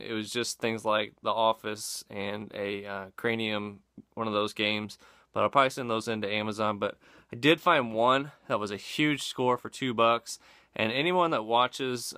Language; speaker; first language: English; native; English